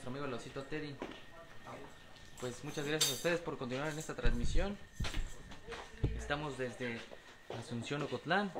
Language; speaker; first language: Spanish; native; Spanish